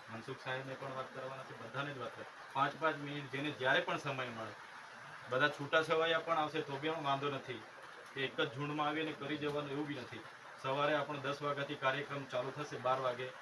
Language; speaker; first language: Gujarati; non-native, local second language; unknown